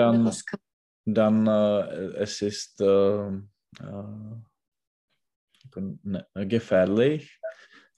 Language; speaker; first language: German; non-native, learner; Czech